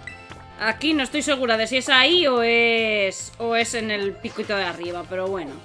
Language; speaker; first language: Spanish; native; Spanish